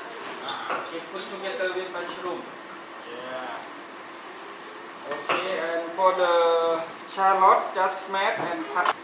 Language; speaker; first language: English; non-native, learner; Thai